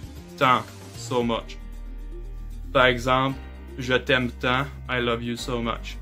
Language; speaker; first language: French; native; French